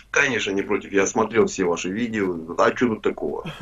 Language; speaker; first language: Russian; native; Russian